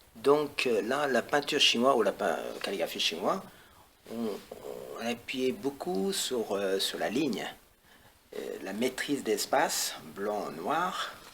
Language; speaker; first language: French; non-native, fluent; Chinese